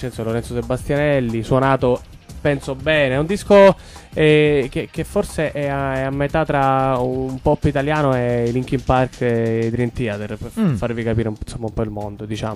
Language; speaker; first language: Italian; native; Italian